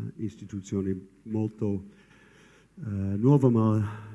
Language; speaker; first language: Italian; non-native, fluent; English